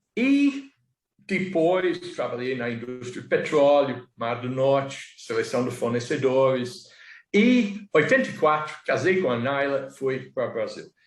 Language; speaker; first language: Portuguese; non-native, fluent; English